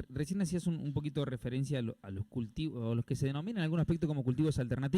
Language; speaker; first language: Spanish; native; Spanish